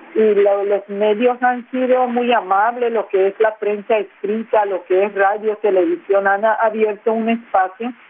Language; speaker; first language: Spanish; non-native, local second language; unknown